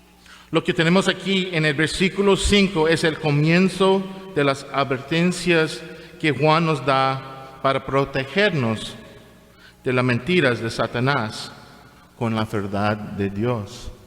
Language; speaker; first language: Spanish; non-native, fluent; English